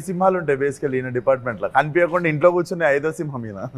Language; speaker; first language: Telugu; native; Telugu